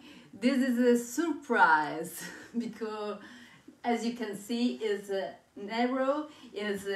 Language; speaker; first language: English; non-native, fluent; Italian